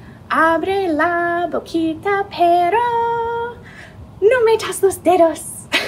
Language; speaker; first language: Spanish; non-native, fluent; English